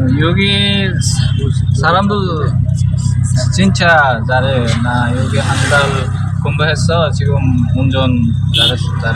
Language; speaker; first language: Korean; non-native, learner; Bangla